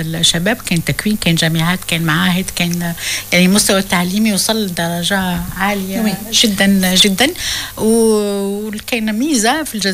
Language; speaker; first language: French; non-native, local second language; Arabic